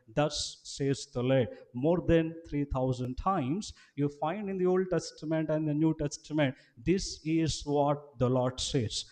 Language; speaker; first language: English; non-native, local second language; Telugu